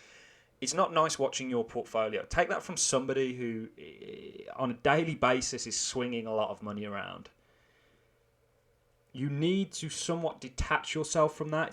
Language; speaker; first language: English; native; English